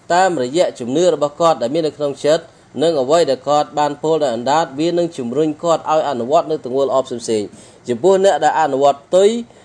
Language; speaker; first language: Khmer; non-native, local second language; Eastern Cham